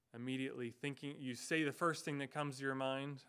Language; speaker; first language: English; native; English